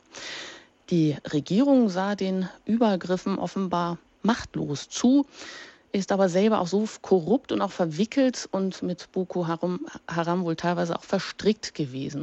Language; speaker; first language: German; native; German